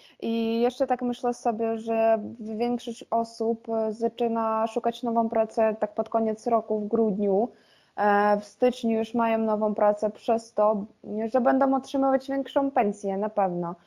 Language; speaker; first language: Polish; non-native, fluent; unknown